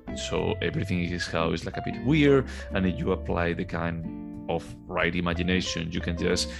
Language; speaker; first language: English; non-native, fluent; Galician